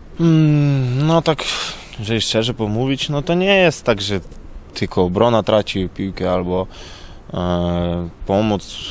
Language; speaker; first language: Polish; non-native, learner; Ukrainian